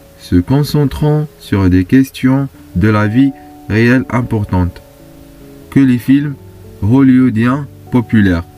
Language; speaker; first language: French; non-native, fluent; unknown